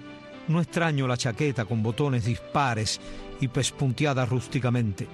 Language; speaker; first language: Spanish; native; Spanish